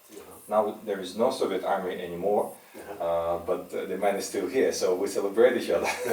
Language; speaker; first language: English; non-native, fluent; Russian